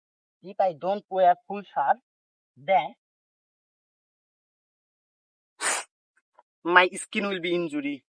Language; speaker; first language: English; non-native, learner; Bangla